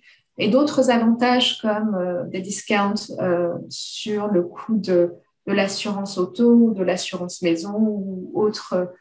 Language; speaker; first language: French; native; French